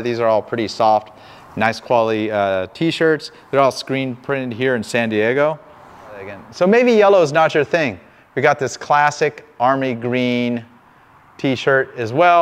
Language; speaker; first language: English; native; English